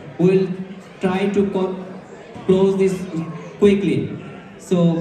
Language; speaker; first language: English; non-native, local second language; Bangla